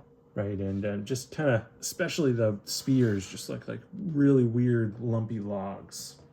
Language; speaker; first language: English; native; English